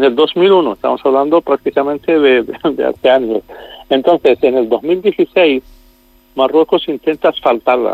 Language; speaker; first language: Spanish; non-native, local second language; Arabic